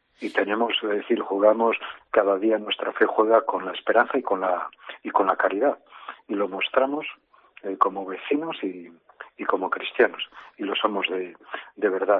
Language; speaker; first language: Spanish; native; Spanish